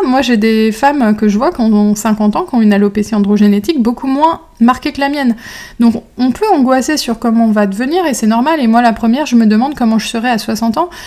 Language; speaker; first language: French; native; French